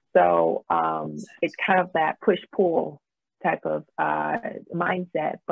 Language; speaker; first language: English; native; English